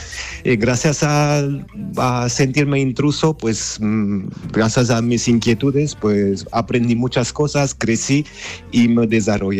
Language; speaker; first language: Spanish; non-native, fluent; Armenian